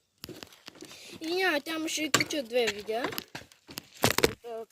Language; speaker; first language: Bulgarian; native; Bulgarian